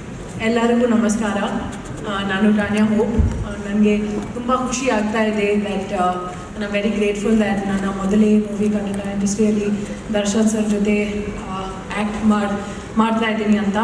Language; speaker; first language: Kannada; non-native, learner; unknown